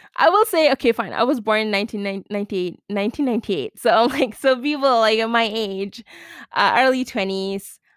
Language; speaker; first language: English; non-native, local second language; Malay